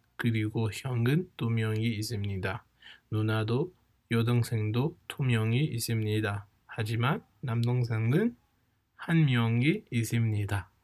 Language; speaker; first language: Korean; non-native, fluent; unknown